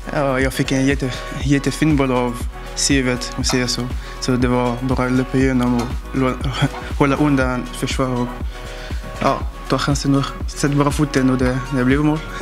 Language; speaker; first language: Swedish; non-native, fluent; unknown